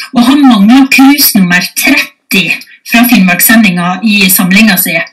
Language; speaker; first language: Norwegian; native; Norwegian